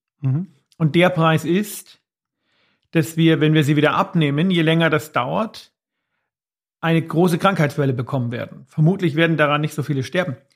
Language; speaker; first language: German; native; German